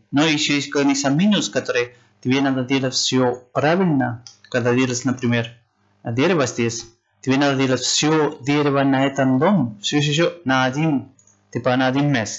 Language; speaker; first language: Russian; non-native, learner; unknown